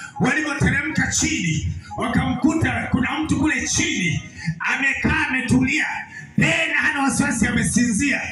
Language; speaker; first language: Swahili; native; Swahili